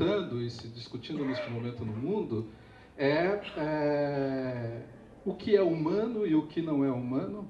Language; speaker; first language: Portuguese; native; Portuguese